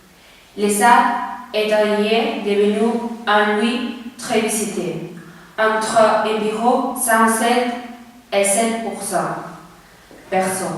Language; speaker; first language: French; non-native, learner; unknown